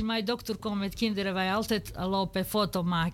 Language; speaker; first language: Dutch; non-native, learner; Serbian